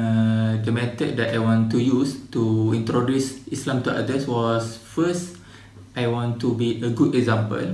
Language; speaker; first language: English; non-native, learner; Malay